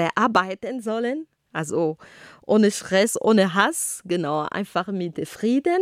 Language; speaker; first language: German; non-native, fluent; Ghomala